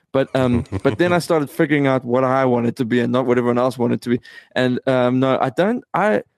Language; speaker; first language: English; native; English